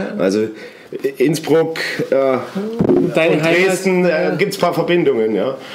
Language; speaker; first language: German; native; German